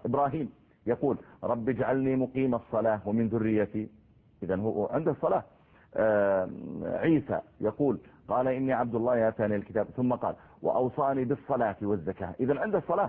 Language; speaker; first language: Arabic; native; Arabic